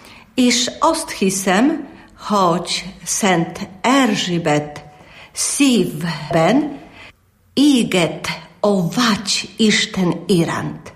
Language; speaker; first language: Hungarian; non-native, learner; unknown